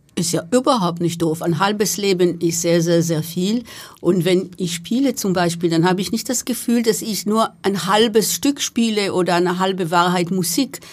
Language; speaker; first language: German; non-native, fluent; Hebrew